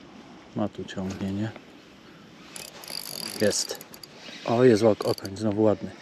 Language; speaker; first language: Polish; native; Polish